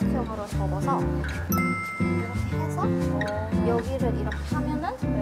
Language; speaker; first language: Korean; non-native, fluent; Indonesian